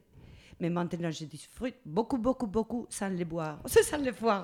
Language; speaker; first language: French; non-native, learner; Spanish